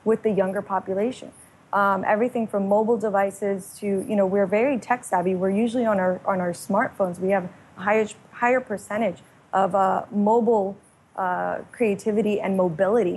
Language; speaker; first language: English; native; English